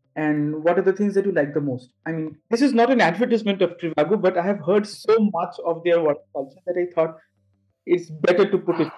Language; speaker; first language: English; non-native, local second language; Bangla